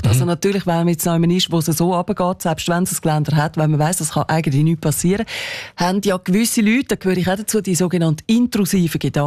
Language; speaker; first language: German; native; German